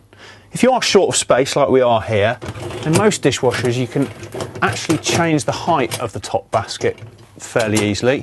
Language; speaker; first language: English; native; English